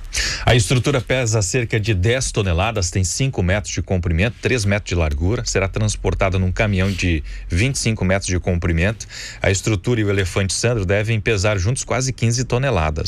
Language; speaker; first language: Portuguese; native; Portuguese